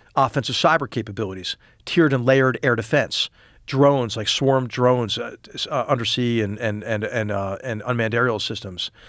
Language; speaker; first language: English; native; English